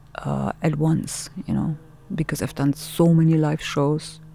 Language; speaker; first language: English; non-native, fluent; German